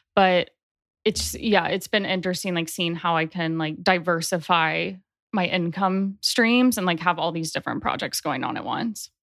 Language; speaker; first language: English; native; English